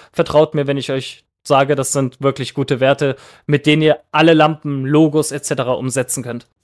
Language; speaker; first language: German; native; German